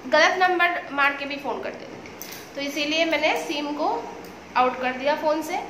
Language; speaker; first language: Hindi; non-native, local second language; Bangla